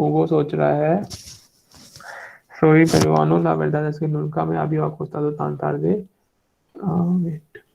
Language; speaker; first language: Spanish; non-native, fluent; Hindi